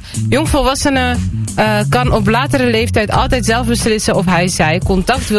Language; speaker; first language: Dutch; native; Dutch